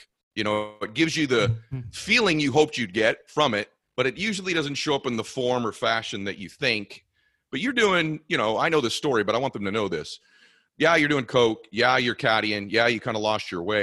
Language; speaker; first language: English; native; English